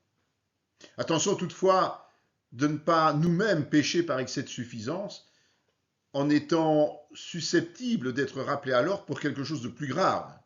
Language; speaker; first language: French; native; French